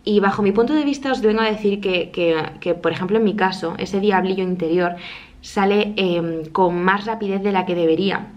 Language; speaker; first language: Spanish; native; Spanish